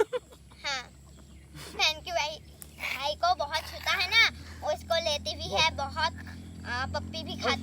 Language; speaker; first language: Hindi; non-native, local second language; Assamese